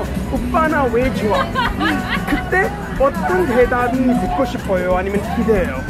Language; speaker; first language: Korean; non-native, learner; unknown